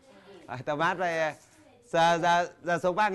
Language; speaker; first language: Vietnamese; native; Vietnamese